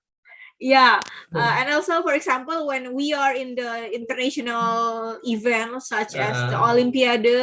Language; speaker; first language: English; non-native, learner; Indonesian